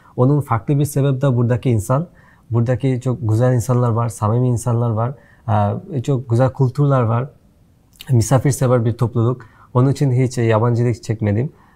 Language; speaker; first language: Turkish; non-native, fluent; Bangla